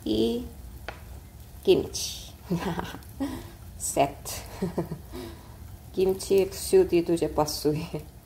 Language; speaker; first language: Ukrainian; non-native, learner; Korean